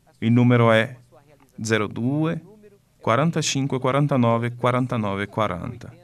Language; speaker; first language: Italian; non-native, fluent; Portuguese